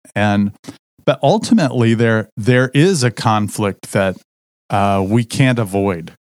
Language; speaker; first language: English; native; English